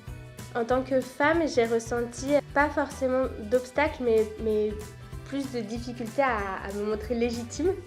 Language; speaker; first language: French; native; French